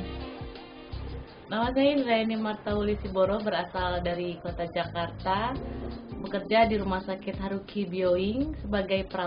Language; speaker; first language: Indonesian; native; Indonesian